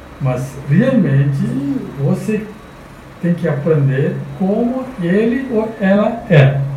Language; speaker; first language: Portuguese; non-native, fluent; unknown